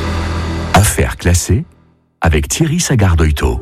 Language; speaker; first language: French; native; French